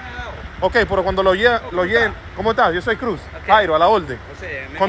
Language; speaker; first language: Spanish; early bilingual, heritage; Spanish